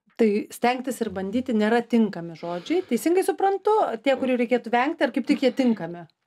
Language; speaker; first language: Lithuanian; native; Lithuanian